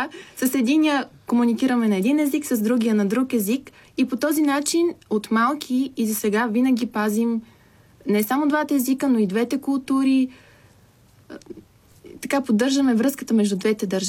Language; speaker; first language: Bulgarian; early bilingual, heritage; Bulgarian